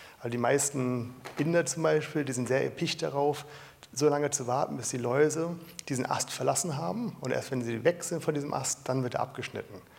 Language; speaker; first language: German; native; German